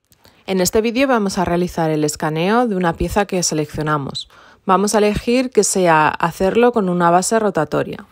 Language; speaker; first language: Spanish; native; Spanish